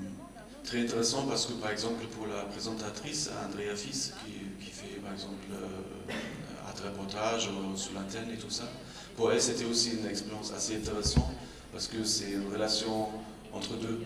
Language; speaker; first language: French; non-native, fluent; German